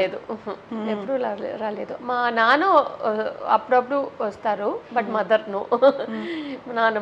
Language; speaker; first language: Telugu; non-native, local second language; Tamil